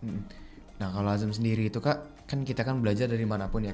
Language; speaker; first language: Indonesian; native; Indonesian